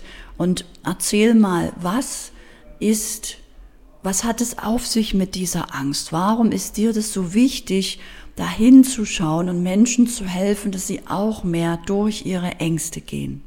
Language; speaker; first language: German; native; German